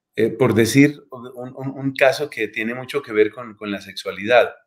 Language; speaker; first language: Spanish; native; Spanish